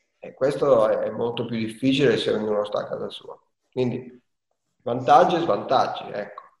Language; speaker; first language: Italian; native; Italian